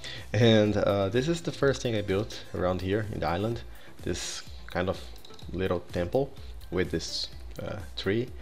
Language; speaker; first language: English; non-native, fluent; Portuguese